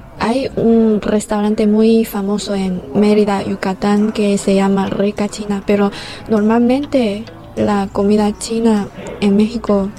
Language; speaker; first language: Spanish; non-native, fluent; Chinese